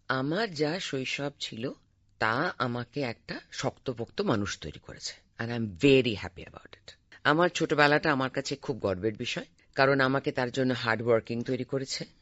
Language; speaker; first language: Bangla; native; Bangla